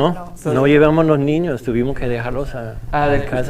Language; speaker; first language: Spanish; non-native, fluent; English